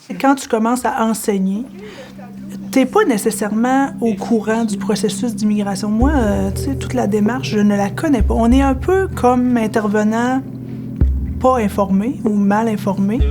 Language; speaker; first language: French; native; French